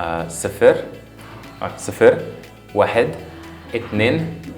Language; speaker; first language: Arabic; non-native, learner; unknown